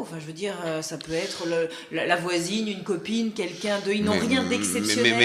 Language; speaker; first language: French; native; French